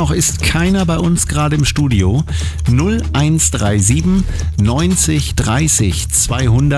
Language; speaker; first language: German; native; German